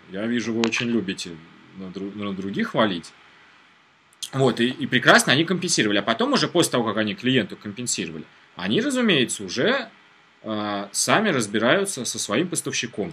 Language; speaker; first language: Russian; native; Russian